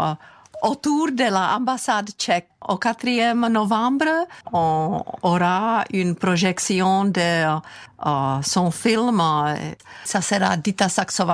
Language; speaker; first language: French; non-native, fluent; Czech